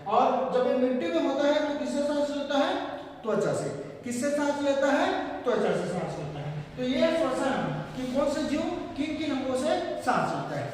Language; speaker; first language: Hindi; non-native, local second language; Chhattisgarhi